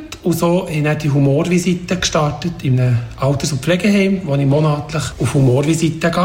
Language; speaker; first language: German; native; German